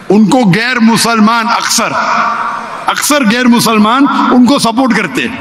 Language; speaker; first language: Hindi; non-native, local second language; Konkani